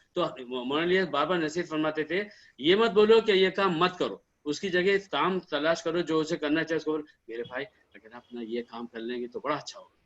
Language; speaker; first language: Urdu; native; Urdu